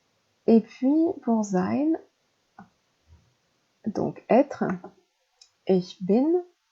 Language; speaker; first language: German; non-native, fluent; French